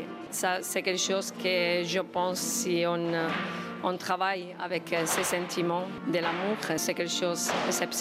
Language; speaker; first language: French; non-native, fluent; Spanish